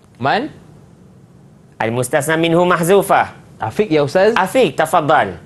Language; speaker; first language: Arabic; non-native, fluent; Malay